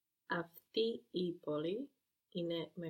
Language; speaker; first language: Greek; non-native, learner; English